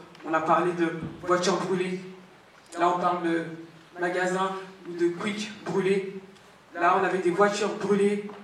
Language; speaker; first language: French; native; French